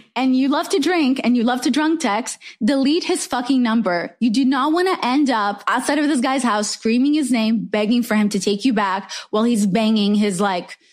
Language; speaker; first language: English; non-native, fluent; Hebrew